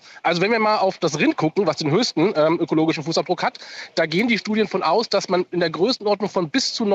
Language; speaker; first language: German; native; German